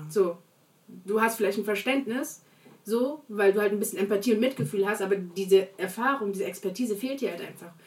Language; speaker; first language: German; early bilingual, other home language; Portuguese